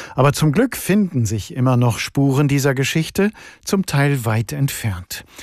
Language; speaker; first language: German; native; German